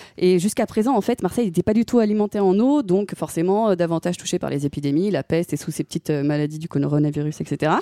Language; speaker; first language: French; native; French